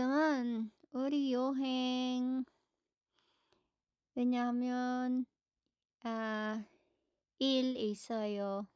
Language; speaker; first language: Korean; non-native, learner; Filipino